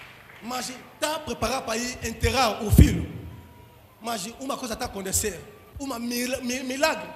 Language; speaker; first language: Portuguese; non-native, learner; Lingala